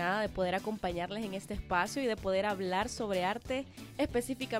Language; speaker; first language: Spanish; native; Spanish